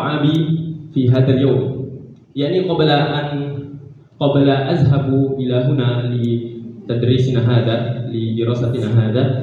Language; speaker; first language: Arabic; non-native, learner; Indonesian